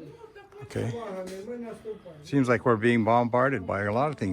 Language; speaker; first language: English; native; English